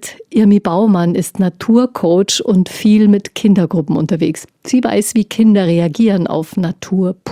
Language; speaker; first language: German; native; German